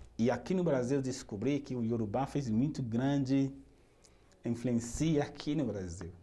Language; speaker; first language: Portuguese; non-native, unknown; Yoruba